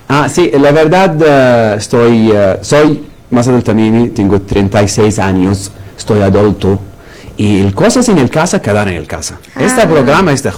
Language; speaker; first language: Spanish; non-native, learner; Arabic